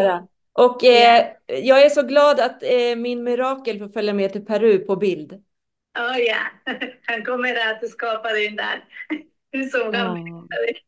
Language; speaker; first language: Swedish; native; Swedish